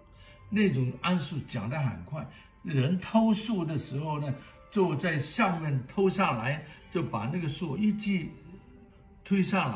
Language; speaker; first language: Chinese; non-native, local second language; Cantonese